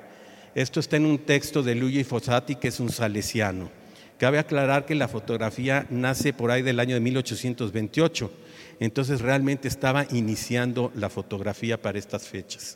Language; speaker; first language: Spanish; native; Spanish